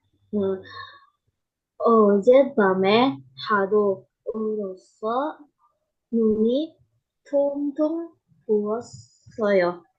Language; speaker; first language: Korean; non-native, learner; Indonesian